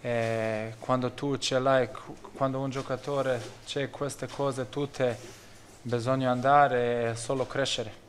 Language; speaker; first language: Italian; non-native, learner; Bosnian